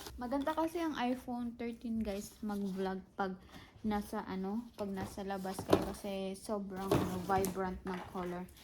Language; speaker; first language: Filipino; native; Filipino